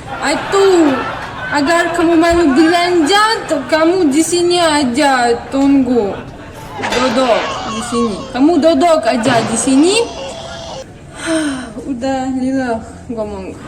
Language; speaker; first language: Indonesian; non-native, learner; Russian